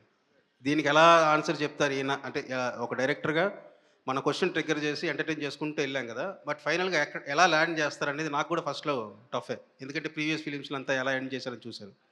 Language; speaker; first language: Telugu; native; Telugu